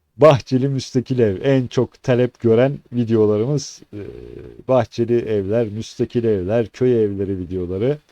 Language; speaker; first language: Turkish; native; Turkish